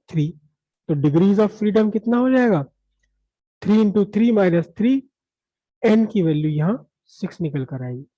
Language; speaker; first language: Hindi; native; Hindi